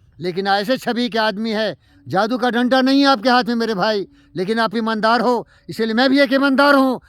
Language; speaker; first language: Hindi; native; Hindi